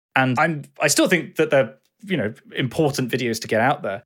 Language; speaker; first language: English; native; English